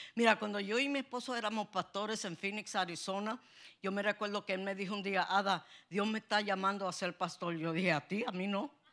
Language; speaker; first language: Spanish; native; Spanish